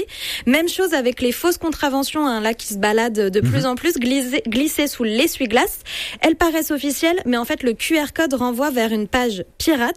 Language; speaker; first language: French; native; French